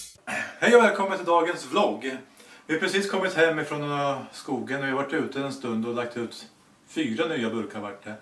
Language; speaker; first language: Swedish; native; Swedish